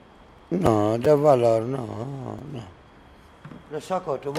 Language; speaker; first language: Spanish; non-native, learner; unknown